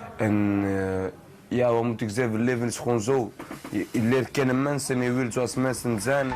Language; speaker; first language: Dutch; early bilingual, other home language; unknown